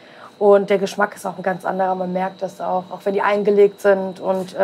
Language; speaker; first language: German; early bilingual, other home language; Turkish